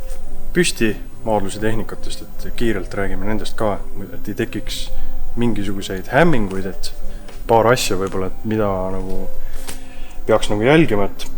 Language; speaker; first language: Estonian; native; Estonian